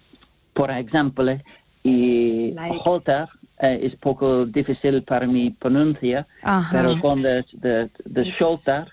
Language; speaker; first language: Spanish; non-native, learner; English